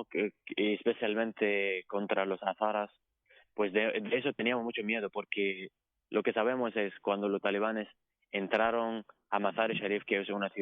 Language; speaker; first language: Spanish; non-native, fluent; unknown